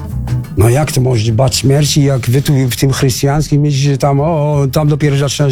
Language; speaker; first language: Polish; non-native, fluent; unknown